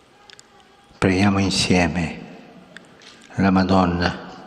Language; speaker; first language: Italian; non-native, fluent; Spanish